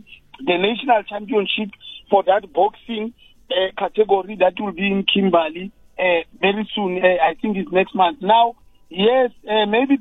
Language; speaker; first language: English; non-native, local second language; Tswana